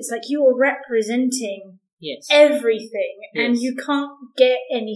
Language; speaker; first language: English; native; English